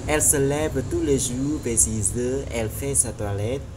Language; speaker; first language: French; non-native, learner; Vietnamese